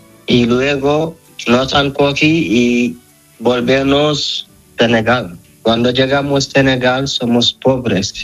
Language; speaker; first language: Spanish; non-native, learner; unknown